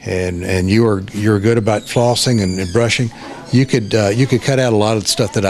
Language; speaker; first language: English; native; English